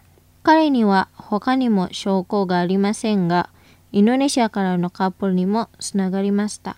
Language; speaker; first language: Japanese; non-native, fluent; Indonesian